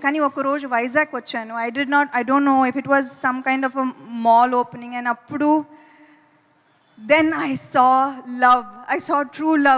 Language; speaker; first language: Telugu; non-native, fluent; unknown